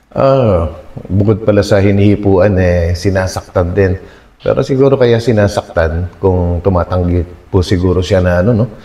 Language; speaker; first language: Filipino; non-native, local second language; Iloko